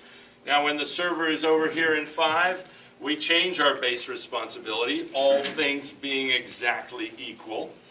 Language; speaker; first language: English; native; English